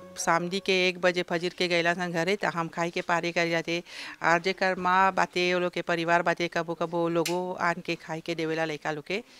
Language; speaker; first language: Bhojpuri; native; Bhojpuri